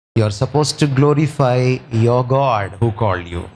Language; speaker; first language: English; non-native, local second language; Telugu